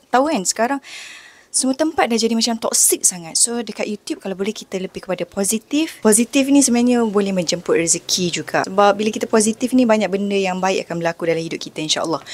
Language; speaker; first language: Malay; native; Malay